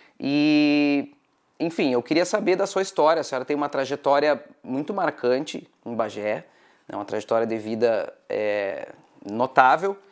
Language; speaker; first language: Portuguese; native; Portuguese